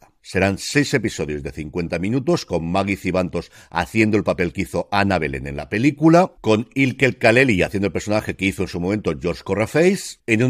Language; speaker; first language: Spanish; native; Spanish